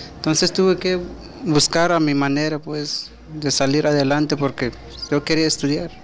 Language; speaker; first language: Spanish; non-native, local second language; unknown